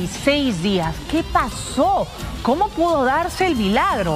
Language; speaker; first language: Spanish; native; Spanish